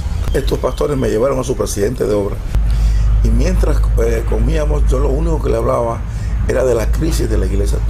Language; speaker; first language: Spanish; native; Spanish